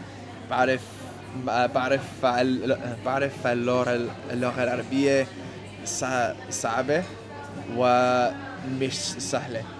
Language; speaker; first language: Arabic; non-native, learner; English